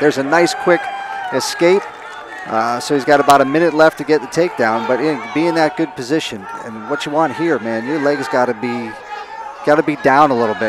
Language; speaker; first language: English; native; English